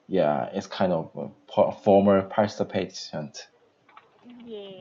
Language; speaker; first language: English; non-native, learner; Korean